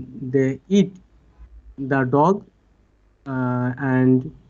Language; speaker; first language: English; non-native, learner; Bangla